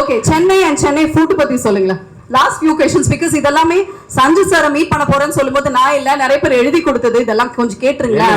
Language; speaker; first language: Tamil; native; Tamil